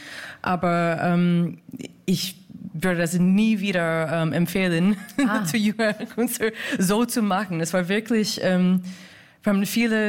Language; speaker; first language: German; non-native, fluent; English